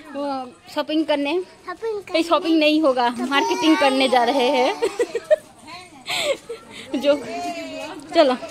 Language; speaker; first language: Hindi; non-native, local second language; Bangla